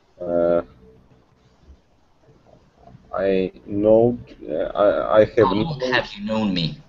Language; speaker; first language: English; non-native, learner; Russian